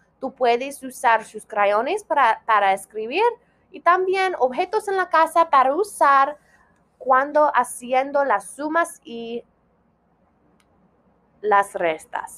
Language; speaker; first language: Spanish; non-native, fluent; English